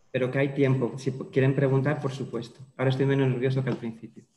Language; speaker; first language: Spanish; native; Spanish